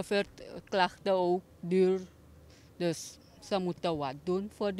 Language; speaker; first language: Dutch; non-native, local second language; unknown